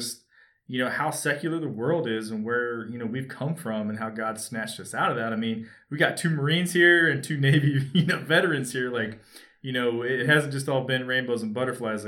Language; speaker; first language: English; native; English